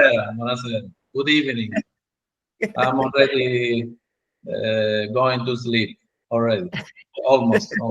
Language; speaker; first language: English; non-native, learner; Italian